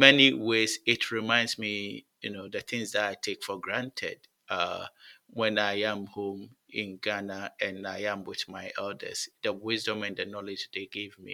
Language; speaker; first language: English; non-native, local second language; Akan